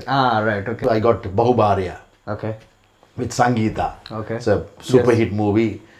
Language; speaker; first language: English; non-native, local second language; Sinhala